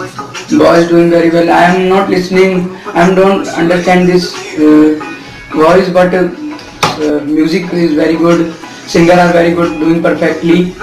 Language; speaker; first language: English; non-native, learner; Hindi